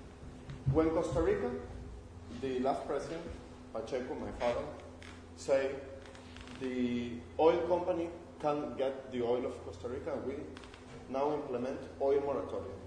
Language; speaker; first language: English; non-native, learner; Spanish